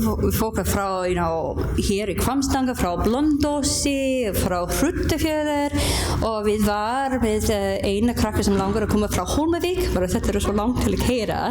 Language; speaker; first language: Icelandic; non-native, learner; English